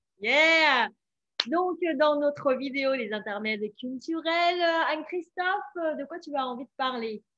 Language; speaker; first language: French; non-native, fluent; Vietnamese